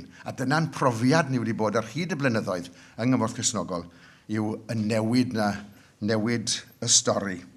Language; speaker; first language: Welsh; native; Welsh